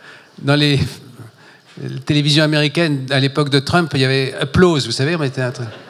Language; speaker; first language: French; native; French